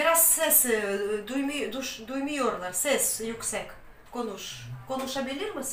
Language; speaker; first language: Turkish; non-native, learner; Russian